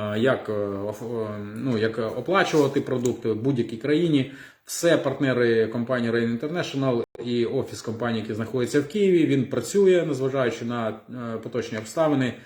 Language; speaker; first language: Ukrainian; non-native, local second language; Russian